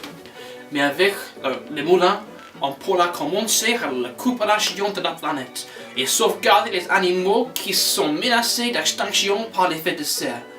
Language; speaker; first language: French; non-native, learner; English